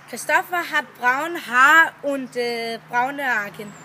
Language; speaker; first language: German; non-native, learner; Danish